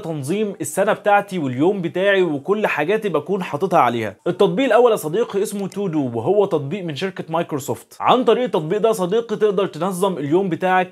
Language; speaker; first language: Arabic; native; Arabic